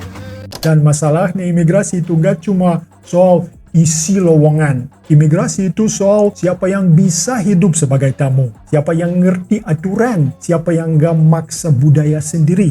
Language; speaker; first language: Indonesian; non-native, fluent; Russian